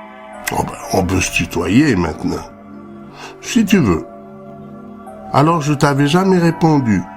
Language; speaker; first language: French; native; French